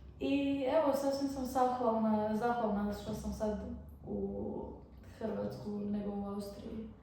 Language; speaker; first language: Bosnian; early bilingual, other home language; Arabic